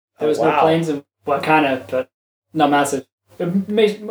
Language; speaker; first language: English; native; English